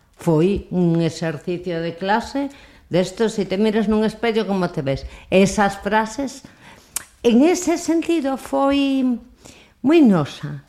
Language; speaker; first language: Galician; non-native, local second language; Spanish